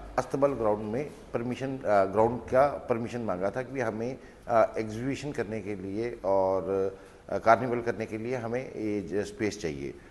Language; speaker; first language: Hindi; native; Hindi